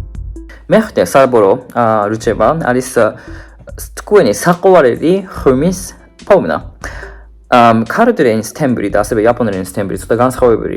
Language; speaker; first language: Georgian; non-native, fluent; Japanese